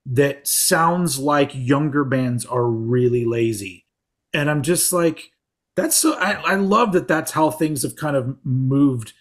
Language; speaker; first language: English; native; English